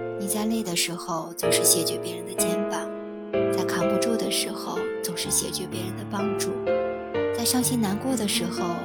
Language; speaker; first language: Chinese; native; Chinese